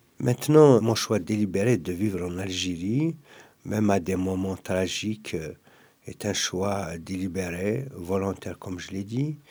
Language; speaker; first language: French; non-native, local second language; Kabyle